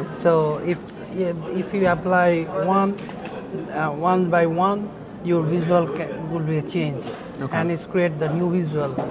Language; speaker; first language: English; non-native, local second language; Bangla